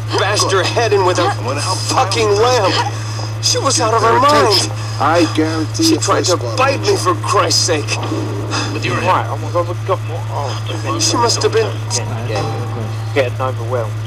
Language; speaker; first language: English; native; English